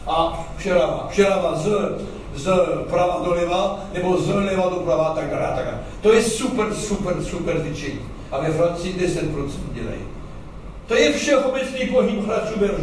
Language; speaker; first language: Czech; non-native, learner; French